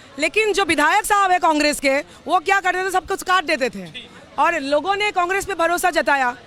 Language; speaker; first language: Hindi; non-native, local second language; Assamese